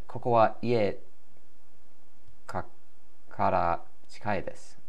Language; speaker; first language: Japanese; non-native, learner; English